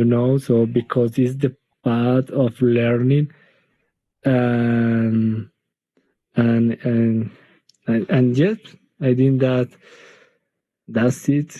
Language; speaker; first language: English; non-native, learner; Spanish